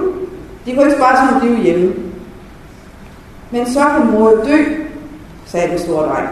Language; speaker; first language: Danish; native; Danish